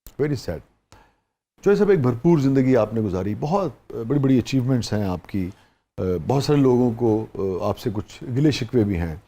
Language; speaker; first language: Urdu; non-native, local second language; Punjabi